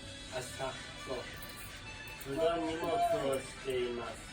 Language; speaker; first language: Japanese; non-native, learner; Chinese